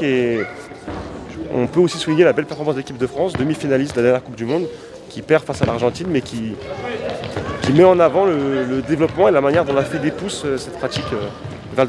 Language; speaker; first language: French; native; French